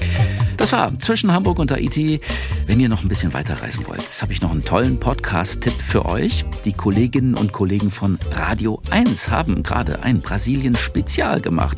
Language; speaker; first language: German; native; German